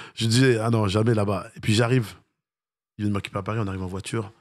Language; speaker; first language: French; native; French